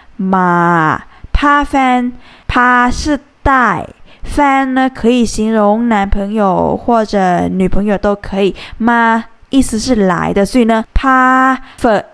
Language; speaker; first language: Chinese; non-native, fluent; Thai